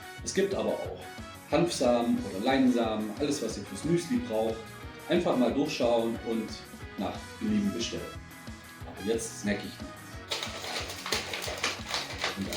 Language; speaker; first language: German; native; German